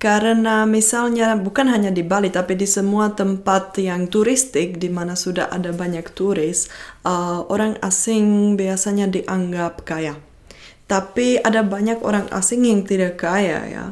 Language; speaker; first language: Indonesian; non-native, fluent; Czech